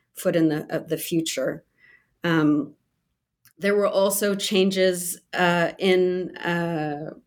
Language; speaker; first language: English; native; English